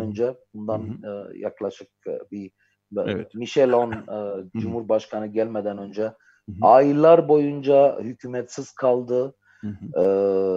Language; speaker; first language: Turkish; non-native, fluent; Armenian